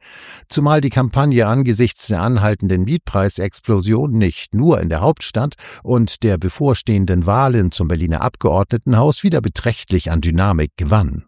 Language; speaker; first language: German; native; German